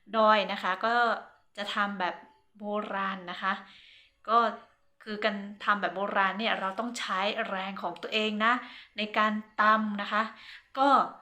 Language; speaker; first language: Thai; non-native, local second language; Hmong